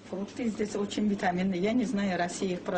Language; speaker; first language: Russian; non-native, local second language; Azerbaijani